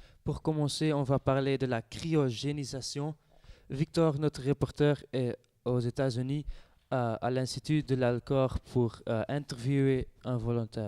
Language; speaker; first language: French; non-native, learner; Dutch